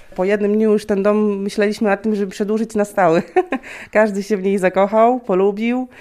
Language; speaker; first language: Polish; native; Polish